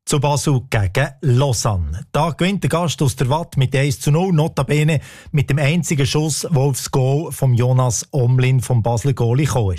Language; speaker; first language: German; native; German